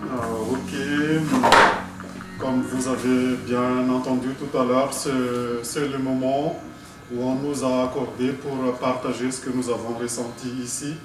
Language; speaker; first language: French; non-native, local second language; Malagasy